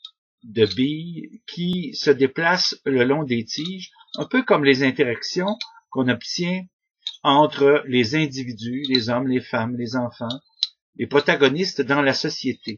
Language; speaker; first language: French; native; French